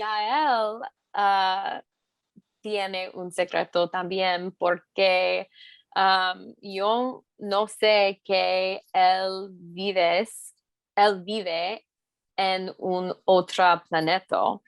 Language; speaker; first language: Spanish; non-native, learner; English